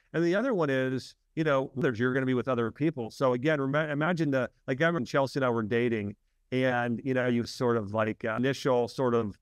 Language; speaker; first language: English; native; English